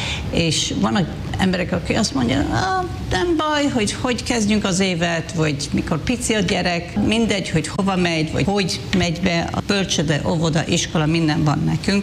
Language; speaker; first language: Hungarian; non-native, fluent; Hebrew